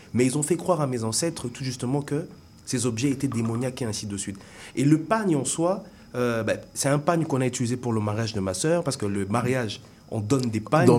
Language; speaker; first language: French; non-native, local second language; Lingala